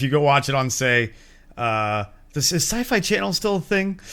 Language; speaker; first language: English; native; English